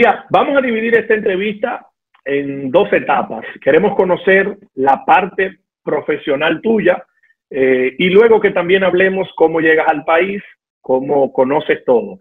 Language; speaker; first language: Spanish; native; Spanish